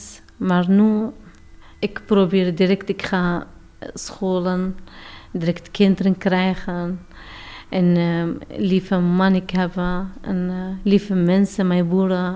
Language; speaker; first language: Dutch; non-native, learner; Arabic